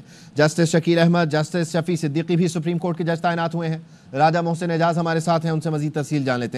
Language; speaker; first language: Urdu; native; Urdu